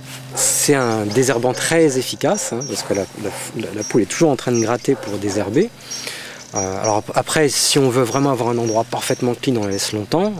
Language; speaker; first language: French; native; French